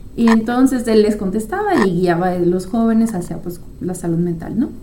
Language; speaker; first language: Spanish; non-native, fluent; French